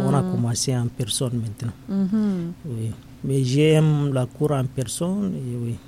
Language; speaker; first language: French; non-native, learner; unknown